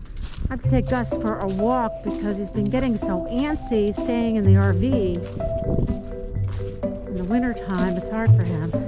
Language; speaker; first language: English; native; English